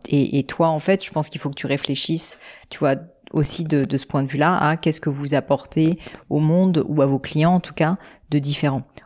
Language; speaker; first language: French; native; French